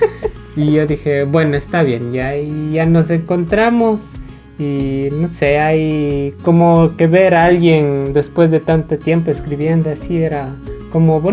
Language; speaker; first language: Spanish; native; Spanish